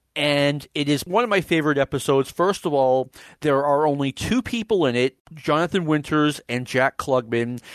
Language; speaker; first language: English; native; English